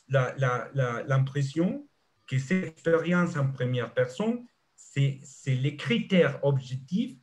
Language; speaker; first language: French; non-native, fluent; Spanish